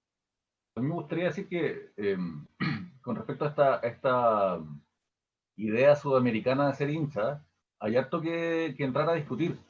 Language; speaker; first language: Spanish; native; Spanish